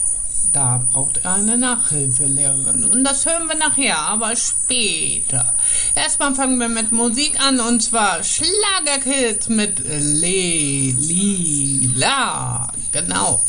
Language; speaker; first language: German; native; German